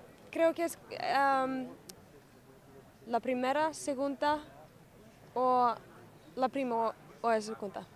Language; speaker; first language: Spanish; non-native, learner; Icelandic